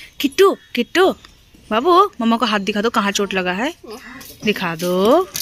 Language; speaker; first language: Hindi; non-native, local second language; Bangla